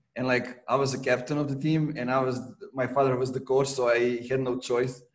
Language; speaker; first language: English; non-native, fluent; Serbian